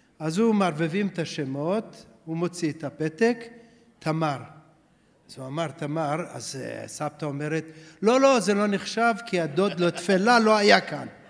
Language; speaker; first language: Hebrew; early bilingual, other home language; Persian